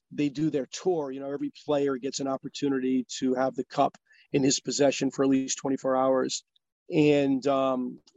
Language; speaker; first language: English; native; English